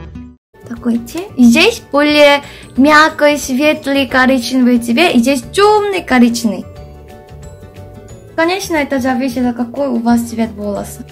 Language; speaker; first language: Russian; non-native, fluent; Korean